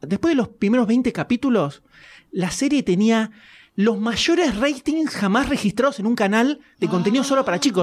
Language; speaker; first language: Spanish; native; Spanish